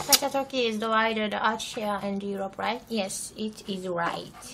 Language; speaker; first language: English; non-native, learner; Turkish